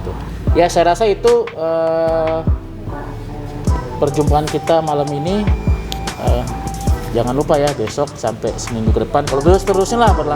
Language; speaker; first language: Indonesian; native; Indonesian